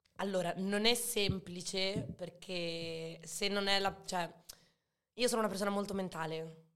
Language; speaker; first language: Italian; early bilingual, other home language; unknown